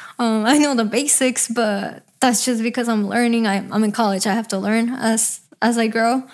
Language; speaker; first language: English; early bilingual, other home language; Spanish